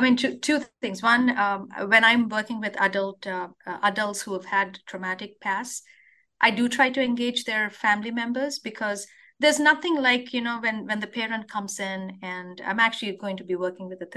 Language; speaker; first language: English; non-native, local second language; Telugu